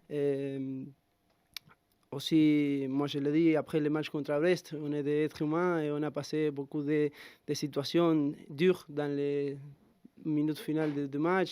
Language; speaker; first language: French; non-native, fluent; Spanish